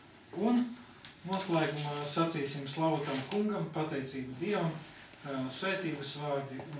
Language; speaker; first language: Latvian; native; Latvian